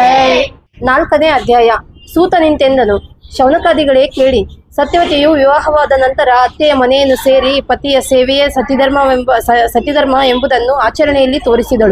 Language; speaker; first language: Kannada; native; Kannada